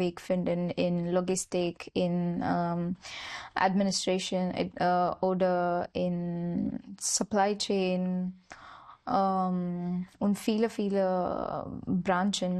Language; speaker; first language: German; non-native, learner; Marathi